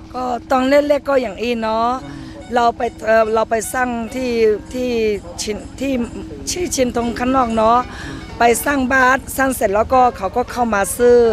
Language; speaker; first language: Thai; non-native, learner; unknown